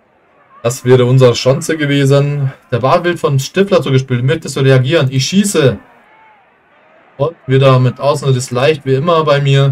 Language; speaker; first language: German; native; German